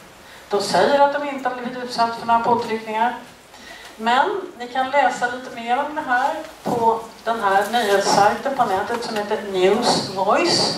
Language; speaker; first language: Swedish; native; Swedish